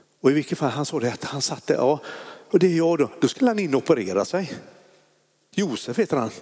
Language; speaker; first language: Swedish; native; Swedish